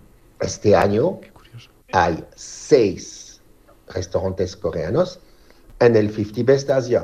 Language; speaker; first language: Spanish; non-native, learner; French